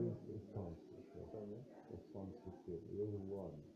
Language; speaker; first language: Polish; non-native, learner; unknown